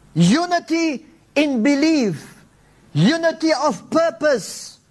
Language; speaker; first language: English; early bilingual, other home language; Afrikaans